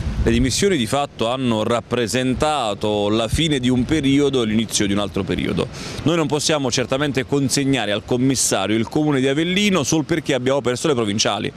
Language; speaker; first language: Italian; native; Italian